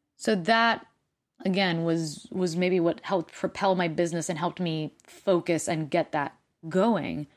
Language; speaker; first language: English; non-native, fluent; Spanish